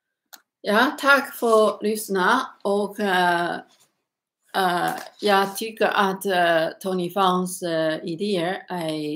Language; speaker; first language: Swedish; non-native, learner; Chinese